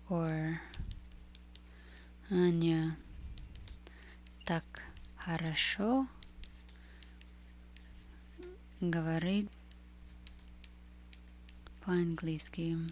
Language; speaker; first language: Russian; non-native, fluent; English